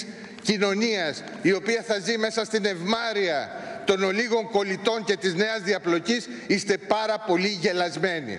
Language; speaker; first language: Greek; native; Greek